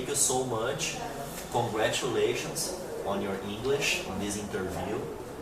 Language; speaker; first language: English; non-native, fluent; Portuguese